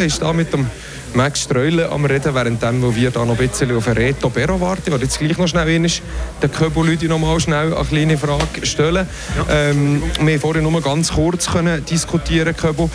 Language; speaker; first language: German; native; German